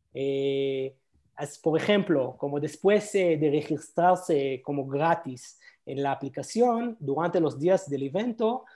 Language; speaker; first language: Spanish; non-native, learner; Hebrew